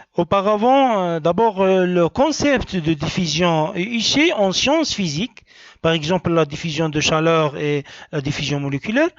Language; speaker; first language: French; non-native, local second language; Arabic